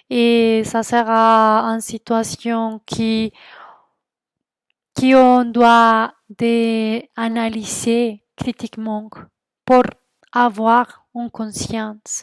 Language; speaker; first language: French; non-native, fluent; Spanish